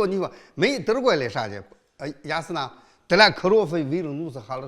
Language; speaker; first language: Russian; non-native, learner; Chinese